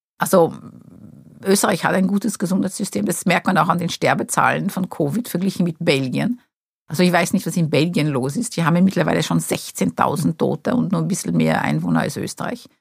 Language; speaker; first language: German; non-native, fluent; Portuguese